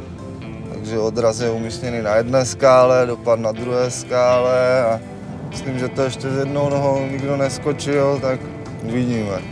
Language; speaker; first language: Czech; native; Czech